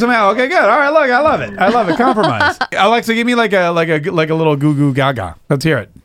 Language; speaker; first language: English; native; English